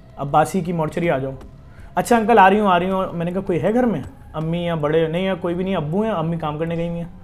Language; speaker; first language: Urdu; native; Urdu